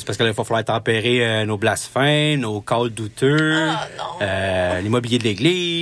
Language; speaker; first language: French; native; French